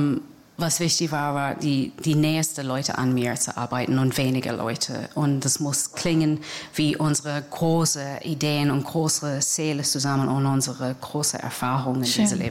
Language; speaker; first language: German; non-native, fluent; English